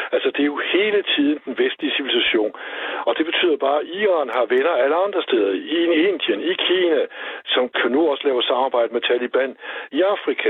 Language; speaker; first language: Danish; native; Danish